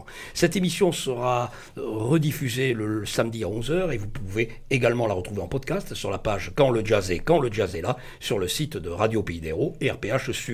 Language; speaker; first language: French; native; French